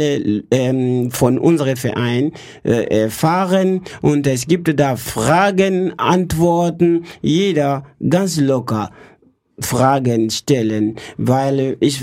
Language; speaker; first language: German; non-native, learner; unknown